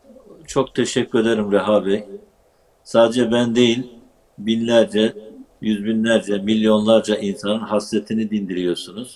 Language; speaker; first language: Turkish; native; Turkish